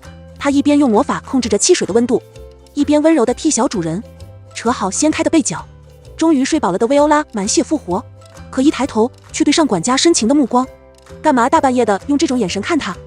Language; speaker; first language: Chinese; native; Chinese